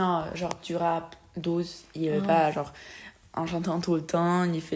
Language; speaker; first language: French; non-native, fluent; Spanish